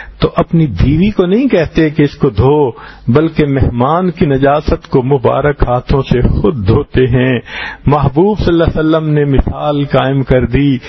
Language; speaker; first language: Urdu; native; Urdu